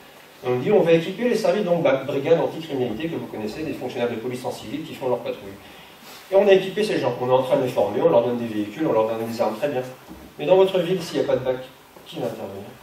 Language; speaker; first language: French; native; French